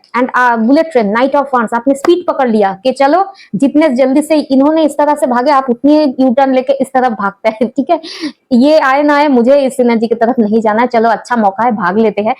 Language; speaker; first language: Hindi; non-native, local second language; Bangla